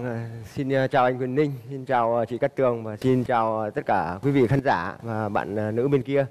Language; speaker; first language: Vietnamese; native; Vietnamese